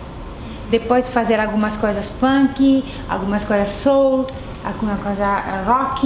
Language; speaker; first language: Portuguese; non-native, fluent; Italian